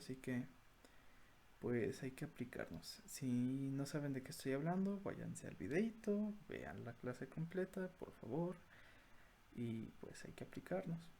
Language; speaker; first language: Spanish; native; Spanish